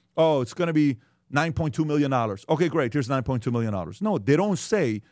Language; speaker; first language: English; early bilingual, other home language; Persian